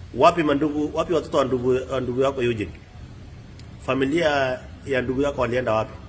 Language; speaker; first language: Swahili; non-native, local second language; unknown